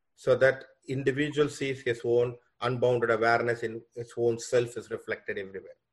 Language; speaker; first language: English; non-native, local second language; Tamil